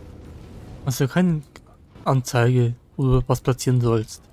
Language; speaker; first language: German; native; German